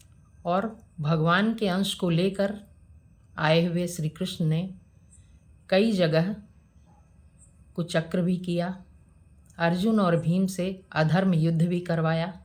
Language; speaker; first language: Hindi; native; Hindi